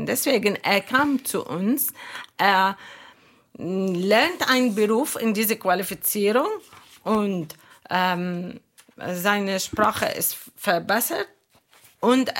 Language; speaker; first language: German; non-native, fluent; Arabic